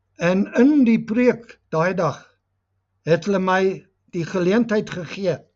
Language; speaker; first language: Afrikaans; non-native, local second language; English